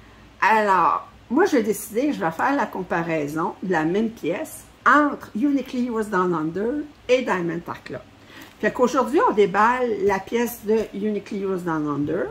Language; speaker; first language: French; native; French